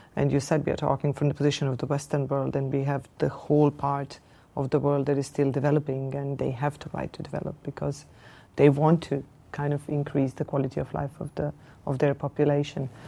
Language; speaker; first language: English; non-native, fluent; Slovenian